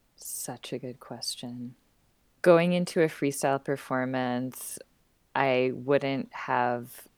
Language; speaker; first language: English; native; English